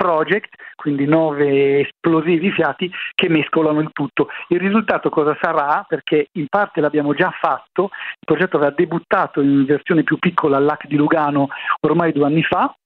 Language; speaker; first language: Italian; native; Italian